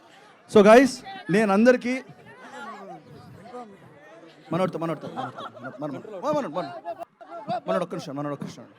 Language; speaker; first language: Telugu; native; Telugu